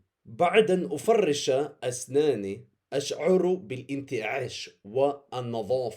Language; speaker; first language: Arabic; non-native, fluent; English